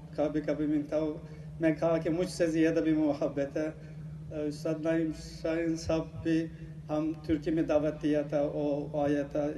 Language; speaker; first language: Urdu; non-native, learner; Turkish